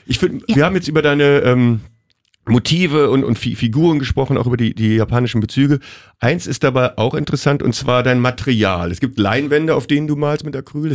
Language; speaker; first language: German; native; German